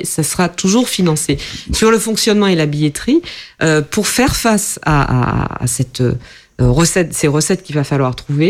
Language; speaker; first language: French; native; French